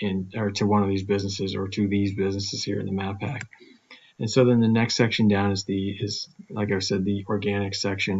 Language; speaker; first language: English; native; English